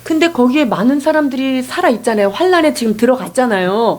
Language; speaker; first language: Korean; native; Korean